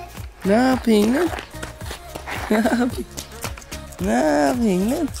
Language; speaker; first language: Turkish; native; Turkish